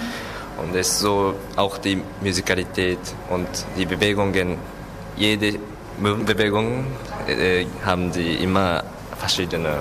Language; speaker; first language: German; non-native, learner; Japanese